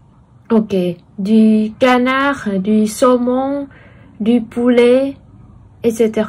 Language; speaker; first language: French; non-native, fluent; Vietnamese